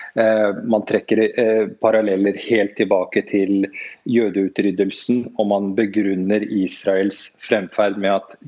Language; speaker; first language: Norwegian; native; Norwegian